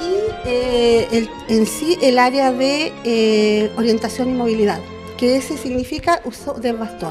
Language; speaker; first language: Spanish; native; Spanish